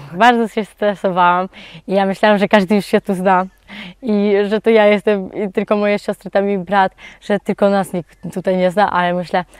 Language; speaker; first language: Polish; early bilingual, other home language; Ukrainian